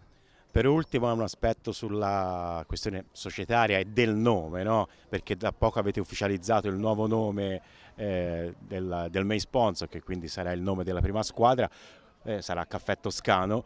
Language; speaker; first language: Italian; native; Italian